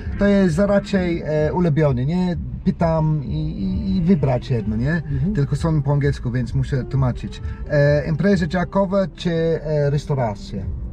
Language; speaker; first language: Polish; non-native, learner; English